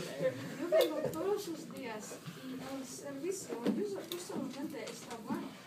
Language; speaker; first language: Spanish; non-native, learner; English